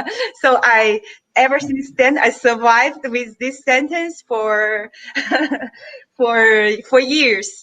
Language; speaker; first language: English; non-native, fluent; Chinese